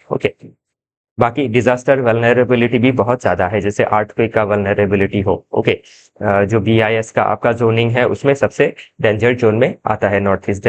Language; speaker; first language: Hindi; non-native, local second language; Assamese